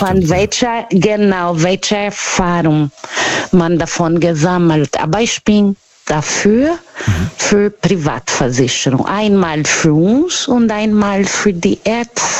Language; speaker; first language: German; non-native, learner; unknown